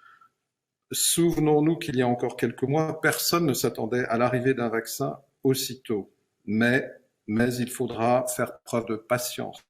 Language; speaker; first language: French; native; French